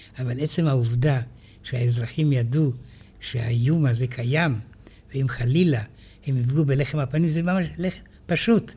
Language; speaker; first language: Hebrew; non-native, fluent; Romanian